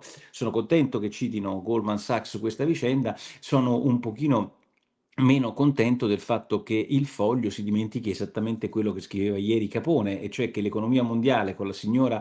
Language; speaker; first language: Italian; native; Italian